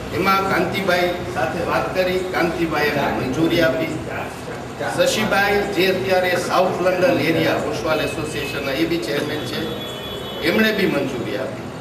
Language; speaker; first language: Gujarati; early bilingual, heritage; Gujarati